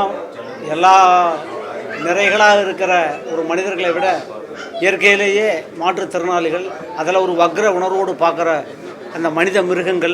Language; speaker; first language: Tamil; native; Tamil